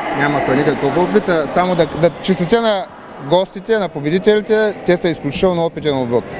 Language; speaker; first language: Bulgarian; native; Bulgarian